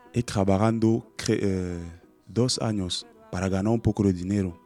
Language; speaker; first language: Spanish; non-native, learner; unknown